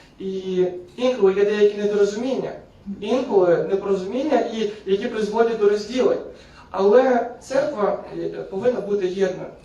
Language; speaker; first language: Ukrainian; non-native, local second language; Russian